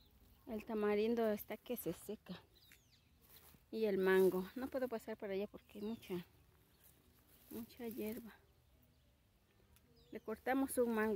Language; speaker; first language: Spanish; native; Spanish